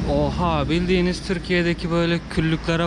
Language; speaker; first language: Turkish; native; Turkish